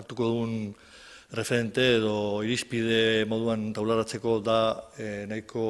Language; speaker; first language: Basque; native; Basque